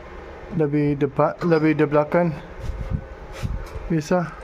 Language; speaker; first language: Indonesian; non-native, learner; English